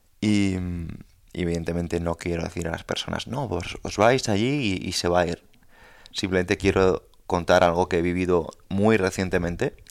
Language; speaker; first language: Spanish; native; Spanish